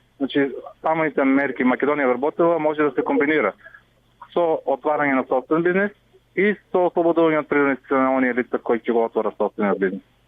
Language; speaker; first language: Macedonian; native; Macedonian